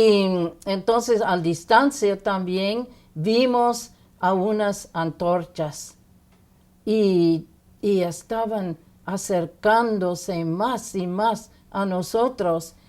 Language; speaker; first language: Spanish; non-native, fluent; English